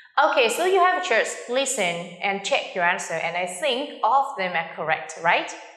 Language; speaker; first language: English; non-native, fluent; Vietnamese